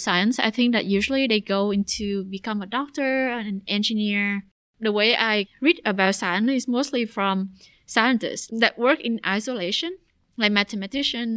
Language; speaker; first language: English; non-native, fluent; Vietnamese